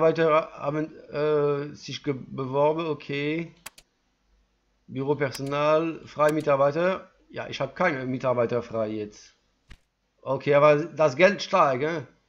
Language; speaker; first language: German; non-native, learner; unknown